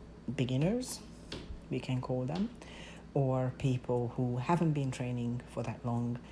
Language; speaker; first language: English; non-native, fluent; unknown